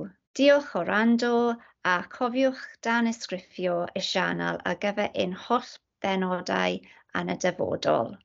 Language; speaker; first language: Welsh; non-native, learner; English